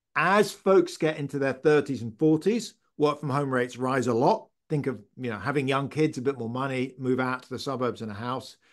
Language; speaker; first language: English; native; English